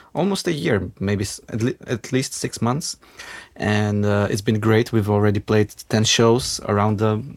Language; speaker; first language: English; non-native, fluent; Macedonian